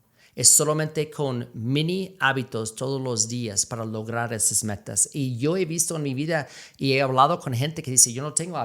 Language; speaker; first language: Spanish; non-native, fluent; English